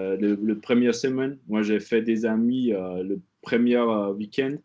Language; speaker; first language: French; non-native, learner; German